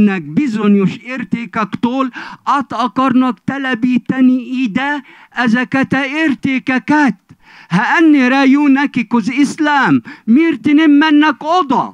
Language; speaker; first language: Hungarian; non-native, fluent; Arabic